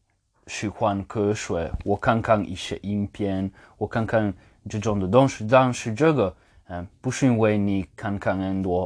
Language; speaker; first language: Chinese; non-native, fluent; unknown